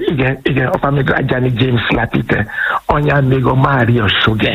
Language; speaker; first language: Hungarian; non-native, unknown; Yoruba